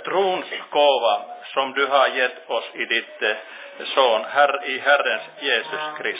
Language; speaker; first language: Swedish; non-native, local second language; Finnish